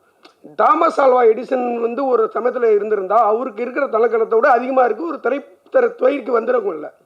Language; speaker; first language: Tamil; native; Tamil